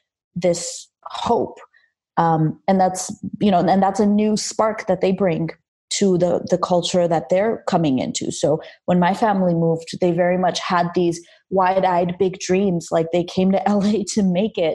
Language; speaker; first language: English; early bilingual, other home language; Armenian